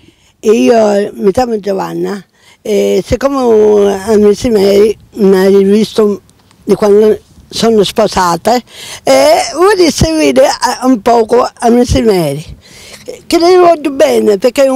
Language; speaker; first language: Italian; non-native, local second language; Sicilian